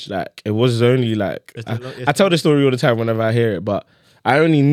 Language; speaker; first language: English; native; English